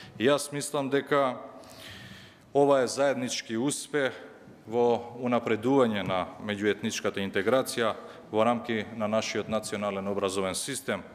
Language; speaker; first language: Macedonian; non-native, local second language; Albanian